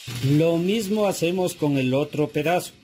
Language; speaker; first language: Spanish; native; Spanish